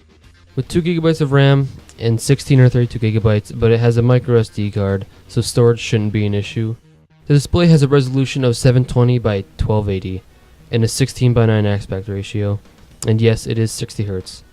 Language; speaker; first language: English; native; English